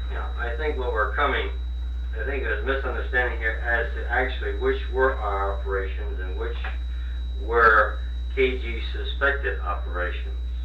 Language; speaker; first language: English; native; English